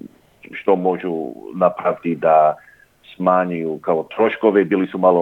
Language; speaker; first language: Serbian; early bilingual, heritage; English